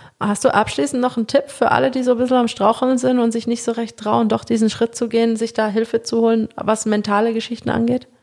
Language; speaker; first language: German; native; German